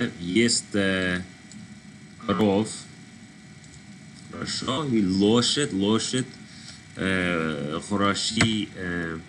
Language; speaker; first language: Russian; non-native, learner; English